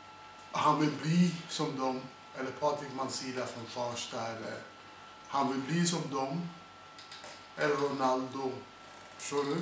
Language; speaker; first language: Swedish; non-native, fluent; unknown